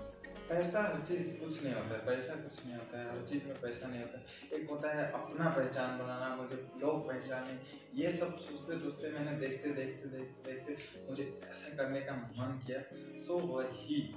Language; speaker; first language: Hindi; non-native, local second language; Bangla